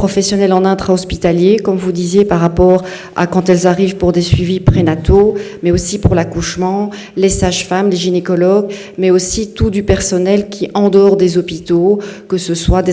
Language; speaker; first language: French; native; French